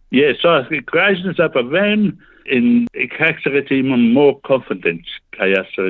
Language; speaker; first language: Slovenian; early bilingual, heritage; Slovenian